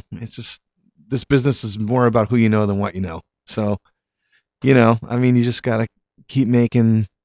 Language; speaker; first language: English; native; English